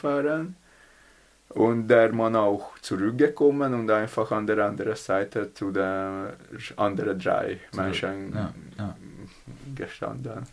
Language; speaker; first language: German; non-native, learner; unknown